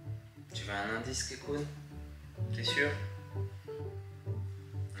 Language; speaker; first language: French; native; French